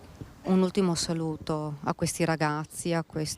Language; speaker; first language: Italian; native; Italian